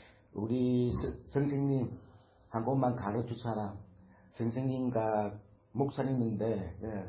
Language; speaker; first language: Korean; non-native, learner; Vietnamese